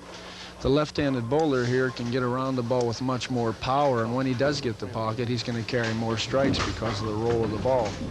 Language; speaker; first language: English; native; English